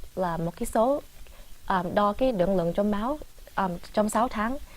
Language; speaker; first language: Vietnamese; early bilingual, other home language; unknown